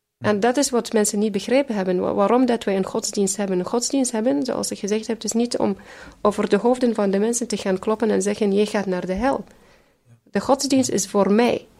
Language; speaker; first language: Dutch; non-native, fluent; Syriac